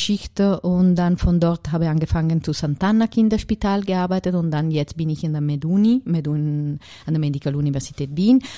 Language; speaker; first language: German; non-native, fluent; Italian